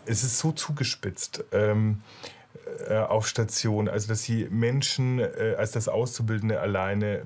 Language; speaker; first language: German; native; German